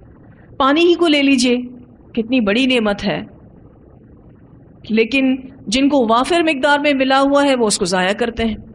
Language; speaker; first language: Urdu; native; Urdu